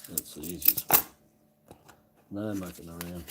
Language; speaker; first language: English; native; English